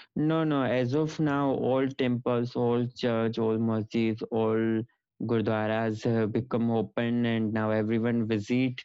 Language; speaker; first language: English; non-native, local second language; Gujarati